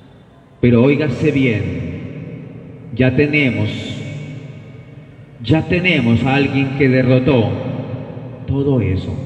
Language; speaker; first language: Spanish; native; Spanish